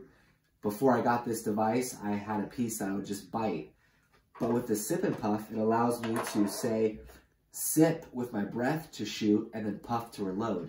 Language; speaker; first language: English; native; English